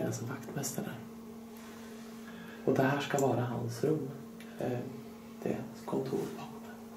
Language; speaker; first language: Swedish; native; Swedish